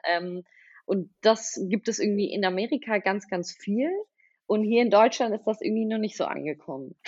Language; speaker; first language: German; native; German